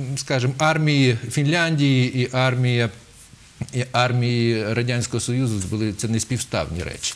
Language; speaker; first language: Ukrainian; native; Ukrainian